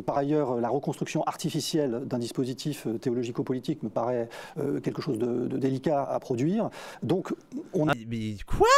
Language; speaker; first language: French; native; French